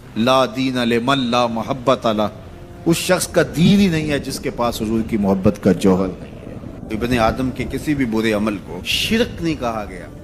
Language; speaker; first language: Urdu; non-native, local second language; Punjabi